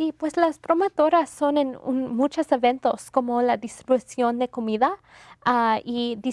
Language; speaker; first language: Spanish; non-native, fluent; English